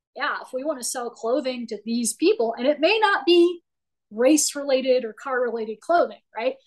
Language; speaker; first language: English; native; English